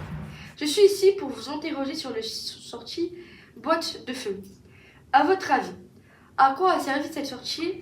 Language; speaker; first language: French; native; French